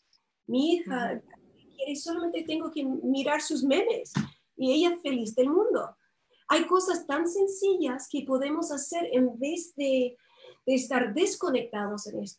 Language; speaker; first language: Spanish; non-native, fluent; English